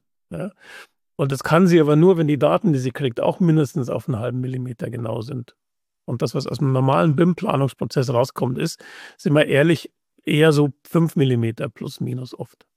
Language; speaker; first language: German; native; German